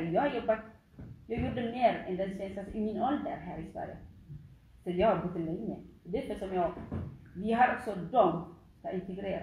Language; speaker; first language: Swedish; non-native, learner; Tigrinya